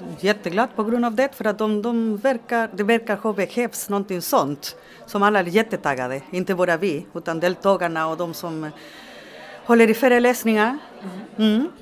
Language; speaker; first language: Swedish; non-native, fluent; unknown